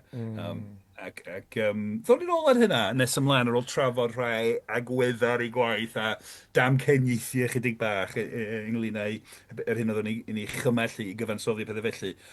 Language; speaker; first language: Welsh; non-native, fluent; English